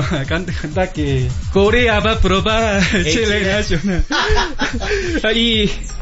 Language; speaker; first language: Spanish; non-native, learner; Korean